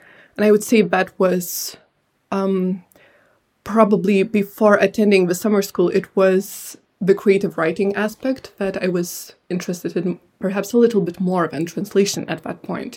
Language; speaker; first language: English; non-native, fluent; Lithuanian